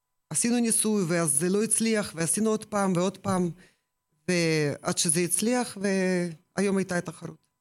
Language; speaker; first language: Hebrew; non-native, fluent; Russian